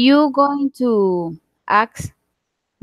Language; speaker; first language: English; non-native, learner; Spanish